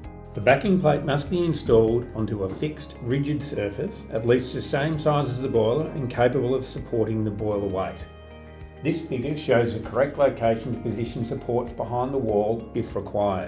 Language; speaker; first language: English; native; English